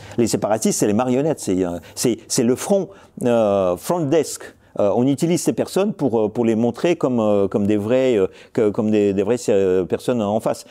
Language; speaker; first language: French; non-native, fluent; Russian